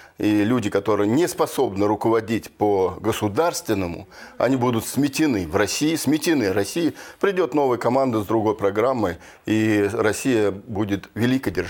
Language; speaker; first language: Russian; native; Russian